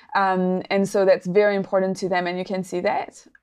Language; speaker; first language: English; non-native, fluent; French